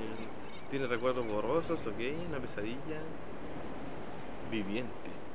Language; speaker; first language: Spanish; native; Spanish